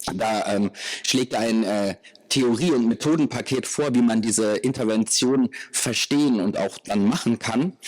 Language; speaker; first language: German; native; German